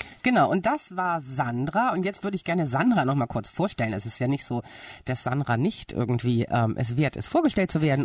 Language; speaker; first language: German; native; German